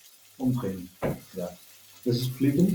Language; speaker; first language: German; non-native, learner; Spanish